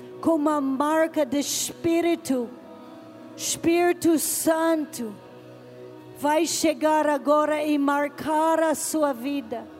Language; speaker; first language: Portuguese; non-native, learner; English